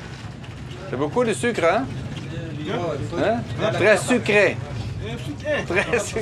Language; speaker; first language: French; non-native, learner; Dutch